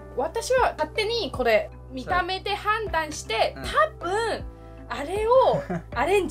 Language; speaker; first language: Japanese; non-native, learner; Chinese